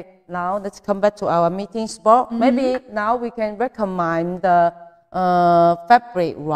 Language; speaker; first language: English; non-native, fluent; Chinese